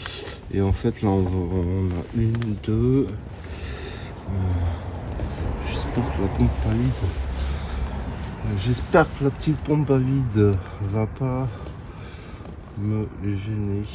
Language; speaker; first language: French; native; French